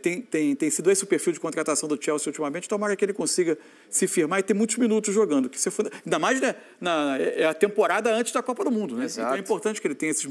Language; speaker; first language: Portuguese; native; Portuguese